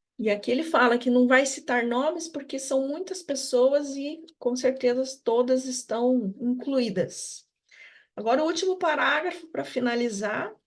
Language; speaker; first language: Portuguese; native; Portuguese